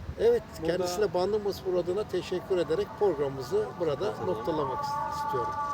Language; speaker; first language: Turkish; native; Turkish